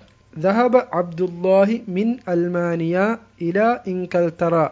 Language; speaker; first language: Arabic; non-native, fluent; Divehi